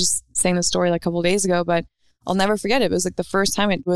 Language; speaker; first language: English; native; English